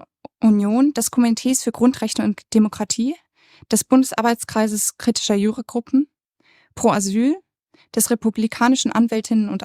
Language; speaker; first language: German; native; German